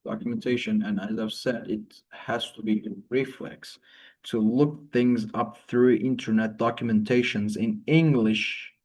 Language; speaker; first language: English; non-native, fluent; Turkish